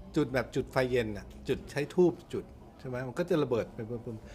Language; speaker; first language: Thai; native; Thai